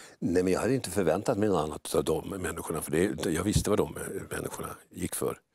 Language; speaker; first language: Swedish; native; Swedish